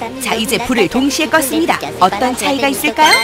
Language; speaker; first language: Korean; native; Korean